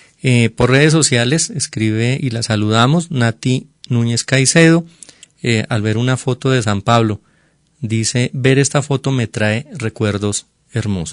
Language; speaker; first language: Spanish; native; Spanish